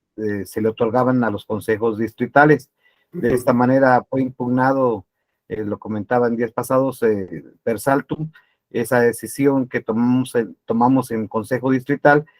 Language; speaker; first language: Spanish; native; Spanish